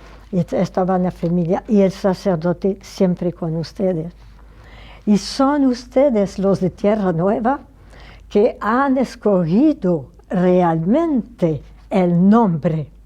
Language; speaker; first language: Spanish; non-native, fluent; French